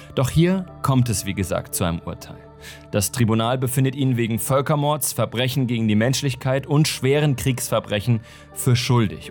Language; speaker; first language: German; native; German